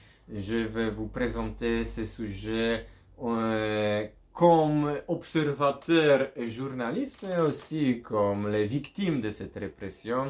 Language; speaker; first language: French; non-native, learner; Polish